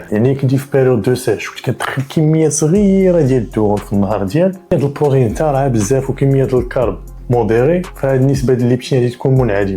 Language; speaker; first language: Arabic; native; Arabic